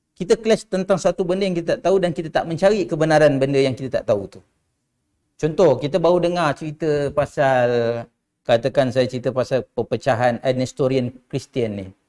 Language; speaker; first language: Malay; native; Malay